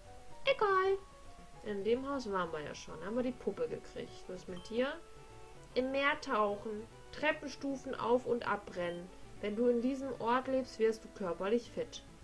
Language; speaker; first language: German; native; German